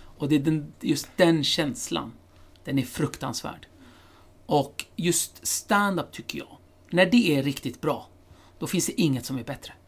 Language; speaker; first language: Swedish; early bilingual, other home language; Kurdish